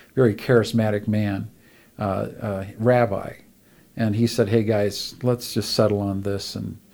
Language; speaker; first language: English; native; English